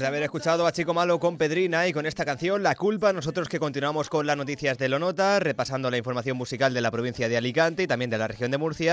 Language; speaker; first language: Spanish; native; Spanish